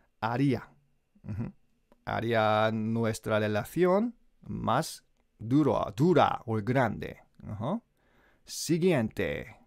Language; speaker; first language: Spanish; non-native, learner; Korean